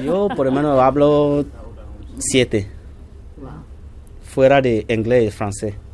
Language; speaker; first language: Spanish; non-native, fluent; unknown